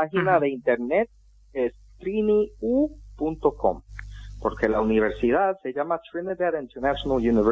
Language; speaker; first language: Spanish; non-native, fluent; English